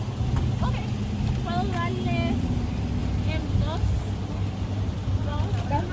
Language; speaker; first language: Spanish; early bilingual, heritage; Spanish